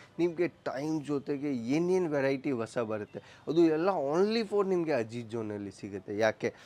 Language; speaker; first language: Kannada; non-native, local second language; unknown